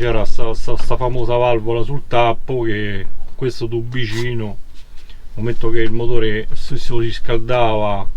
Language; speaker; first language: Italian; native; Italian